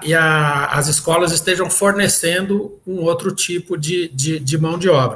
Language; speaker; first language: Portuguese; native; Portuguese